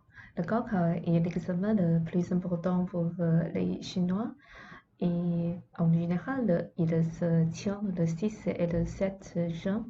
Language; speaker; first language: French; non-native, fluent; Chinese